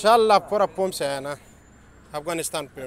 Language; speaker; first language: Hindi; non-native, learner; Pashto